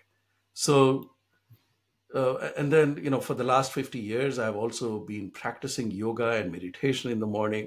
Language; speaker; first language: English; non-native, local second language; Hindi